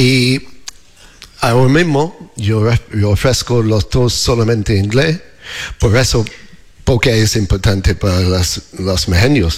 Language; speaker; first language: Spanish; non-native, learner; English